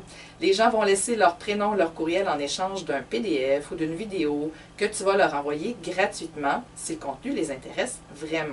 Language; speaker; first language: French; native; French